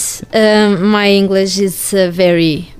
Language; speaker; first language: English; non-native, learner; Portuguese